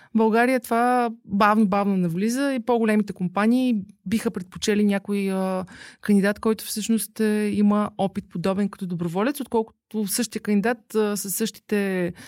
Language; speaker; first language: Bulgarian; native; Bulgarian